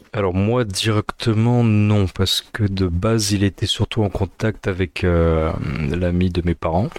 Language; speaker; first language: French; early bilingual, other home language; Amharic